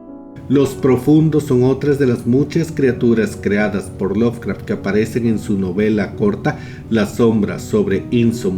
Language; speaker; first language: Spanish; native; Spanish